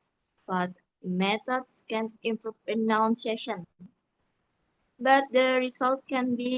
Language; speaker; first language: English; non-native, learner; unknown